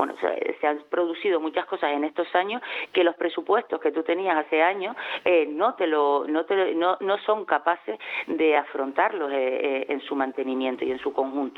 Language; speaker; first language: Spanish; native; Spanish